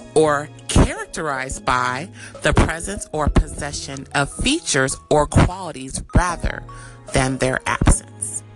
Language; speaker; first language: English; native; English